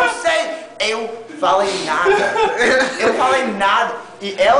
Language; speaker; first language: Portuguese; non-native, learner; English